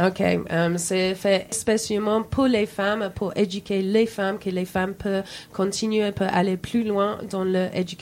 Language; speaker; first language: French; non-native, fluent; English